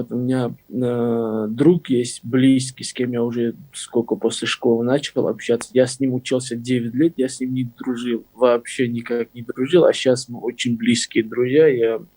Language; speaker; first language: Russian; non-native, local second language; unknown